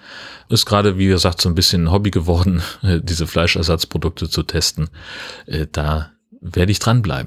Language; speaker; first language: German; native; German